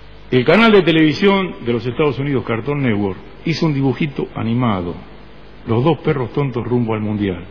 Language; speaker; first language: Spanish; native; Spanish